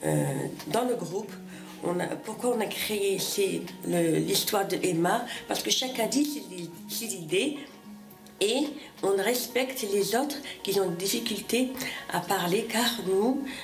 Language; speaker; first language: French; non-native, fluent; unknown